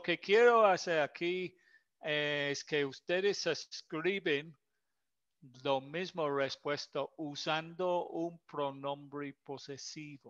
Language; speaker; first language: Spanish; non-native, fluent; English